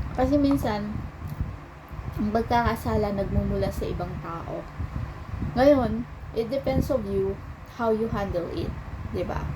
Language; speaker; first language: Filipino; native; Filipino